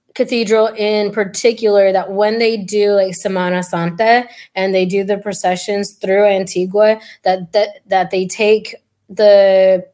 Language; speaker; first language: English; native; English